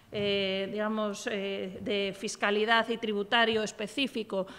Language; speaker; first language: Spanish; native; Spanish